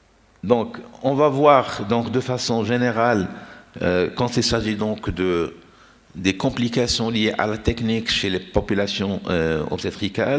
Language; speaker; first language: French; non-native, local second language; Arabic